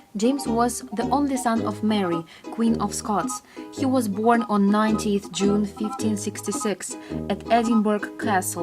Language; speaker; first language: English; non-native, learner; Russian